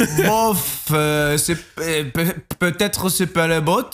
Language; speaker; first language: French; non-native, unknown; English